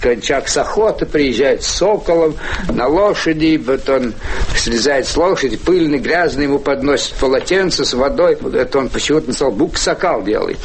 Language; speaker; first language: Russian; native; Russian